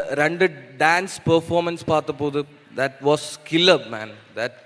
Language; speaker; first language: Tamil; non-native, learner; Malayalam